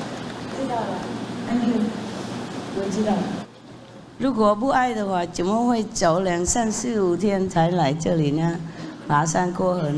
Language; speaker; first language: Chinese; non-native, fluent; Vietnamese